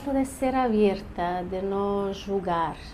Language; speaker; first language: Spanish; early bilingual, heritage; Portuguese